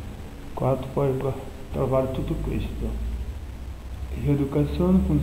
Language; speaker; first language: Italian; non-native, learner; Portuguese